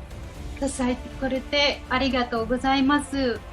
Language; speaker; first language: Japanese; non-native, local second language; Filipino